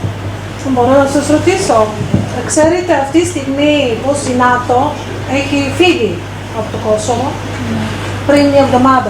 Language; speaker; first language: Greek; non-native, fluent; Serbian